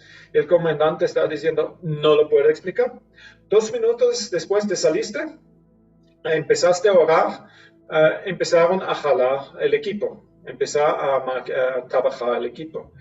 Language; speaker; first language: Spanish; non-native, fluent; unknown